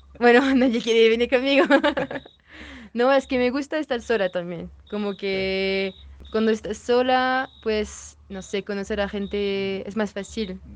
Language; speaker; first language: Spanish; non-native, fluent; French